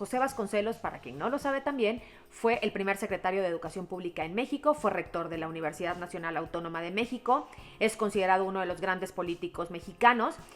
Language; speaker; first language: Spanish; native; Spanish